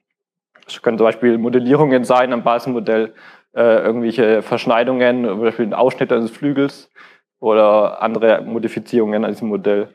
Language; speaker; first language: German; native; German